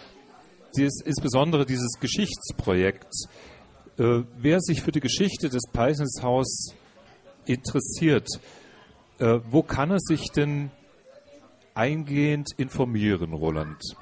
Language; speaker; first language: German; native; German